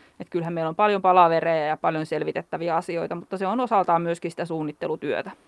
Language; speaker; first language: Finnish; native; Finnish